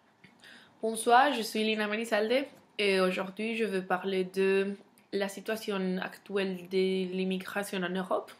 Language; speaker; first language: French; non-native, fluent; Spanish